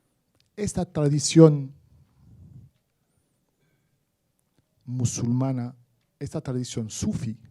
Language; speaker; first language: Spanish; non-native, fluent; Arabic